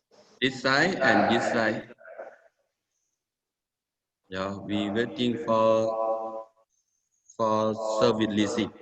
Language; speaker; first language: English; non-native, learner; Thai